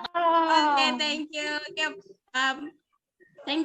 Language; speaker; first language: English; non-native, learner; Indonesian